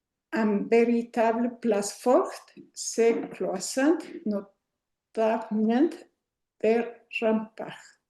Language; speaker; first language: French; non-native, learner; Spanish